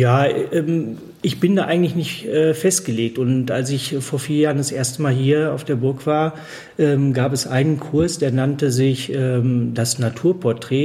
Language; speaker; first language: German; native; German